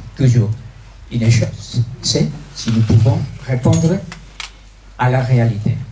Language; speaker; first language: French; non-native, fluent; Spanish